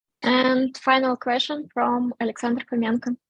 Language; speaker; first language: English; non-native, fluent; Russian